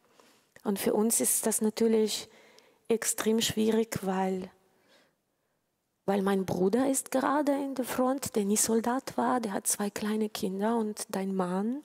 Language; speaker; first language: German; non-native, fluent; Ukrainian